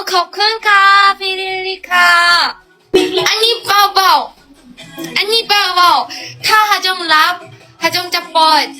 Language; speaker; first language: Thai; non-native, learner; Korean